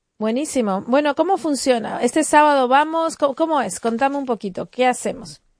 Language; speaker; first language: Spanish; native; Spanish